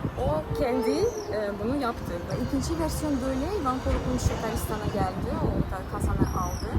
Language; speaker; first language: Turkish; non-native, fluent; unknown